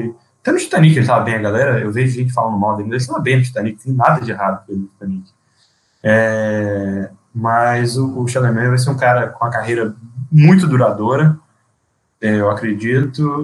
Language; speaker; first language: Portuguese; native; Portuguese